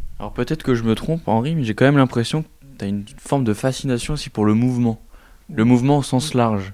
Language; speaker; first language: French; native; French